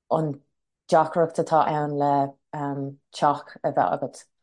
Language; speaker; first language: Irish; non-native, local second language; English